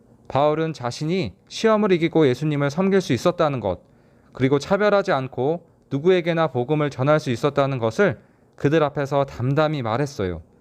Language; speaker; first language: Korean; native; Korean